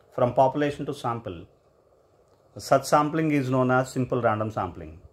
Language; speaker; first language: English; non-native, local second language; Telugu